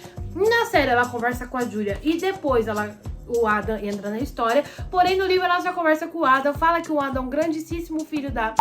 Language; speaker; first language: Portuguese; native; Portuguese